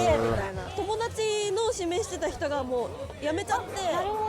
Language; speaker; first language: Japanese; native; Japanese